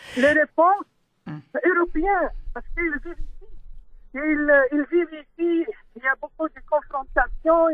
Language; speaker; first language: French; non-native, local second language; Dutch